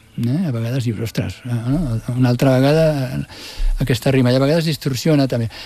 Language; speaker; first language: Catalan; non-native, local second language; Spanish